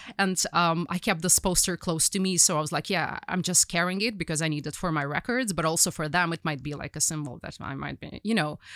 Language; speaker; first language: English; non-native, fluent; Ukrainian